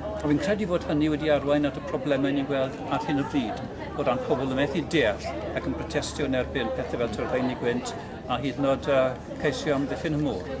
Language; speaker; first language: Welsh; native; Welsh